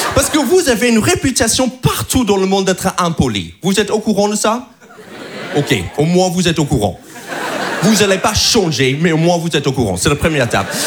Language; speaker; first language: French; non-native, fluent; English